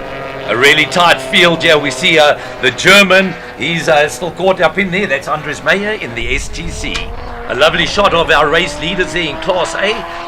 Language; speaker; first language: English; native; English